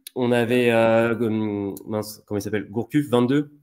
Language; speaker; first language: French; native; French